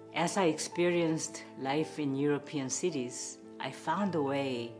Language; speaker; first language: English; non-native, fluent; Korean